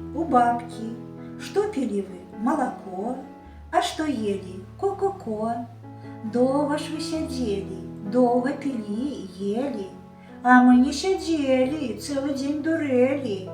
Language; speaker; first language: Belarusian; native; Belarusian